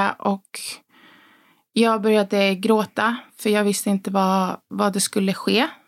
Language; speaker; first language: Swedish; early bilingual, other home language; Spanish